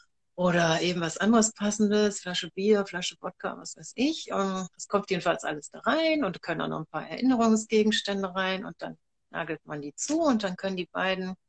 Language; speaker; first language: German; native; German